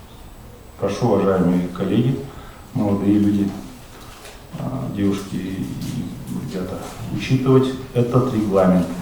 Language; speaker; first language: Russian; native; Russian